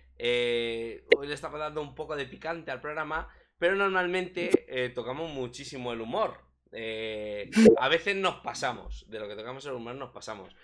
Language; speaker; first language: Spanish; native; Spanish